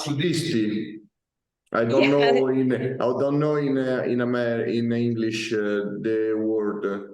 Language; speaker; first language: English; non-native, learner; Italian